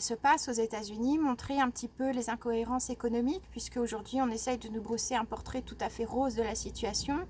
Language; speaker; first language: French; native; French